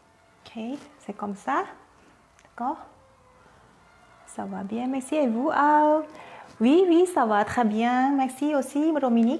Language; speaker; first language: French; non-native, learner; Thai